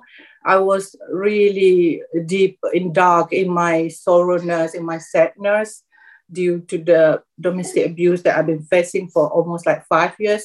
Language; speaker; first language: English; non-native, local second language; Malay